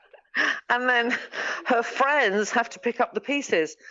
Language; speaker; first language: English; native; English